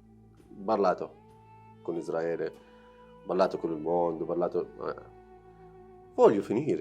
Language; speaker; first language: Italian; non-native, learner; Arabic